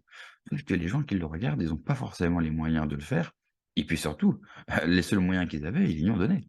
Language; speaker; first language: French; native; French